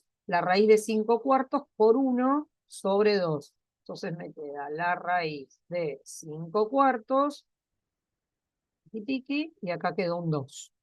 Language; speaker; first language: Spanish; native; Spanish